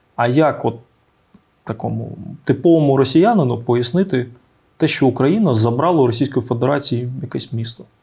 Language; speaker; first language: Ukrainian; native; Ukrainian